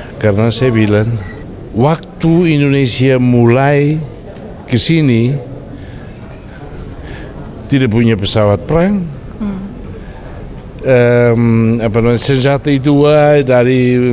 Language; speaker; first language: Indonesian; non-native, fluent; Tetum